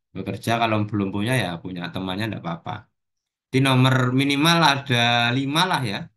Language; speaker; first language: Indonesian; non-native, local second language; Javanese